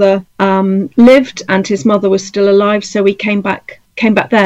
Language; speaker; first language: English; native; English